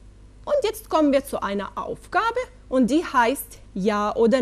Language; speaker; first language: German; non-native, fluent; Bosnian